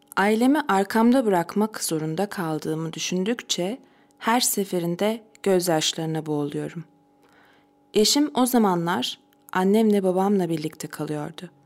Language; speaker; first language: Turkish; native; Turkish